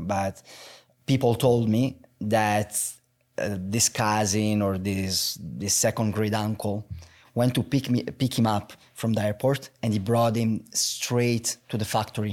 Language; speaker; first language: English; non-native, fluent; Italian